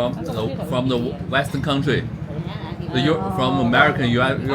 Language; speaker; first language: English; non-native, learner; Chinese